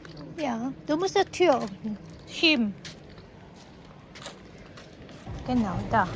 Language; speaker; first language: German; non-native, learner; Cebuano